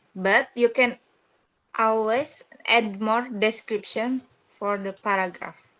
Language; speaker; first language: English; non-native, learner; Indonesian